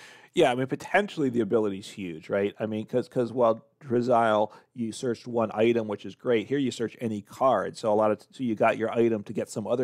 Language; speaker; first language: English; native; English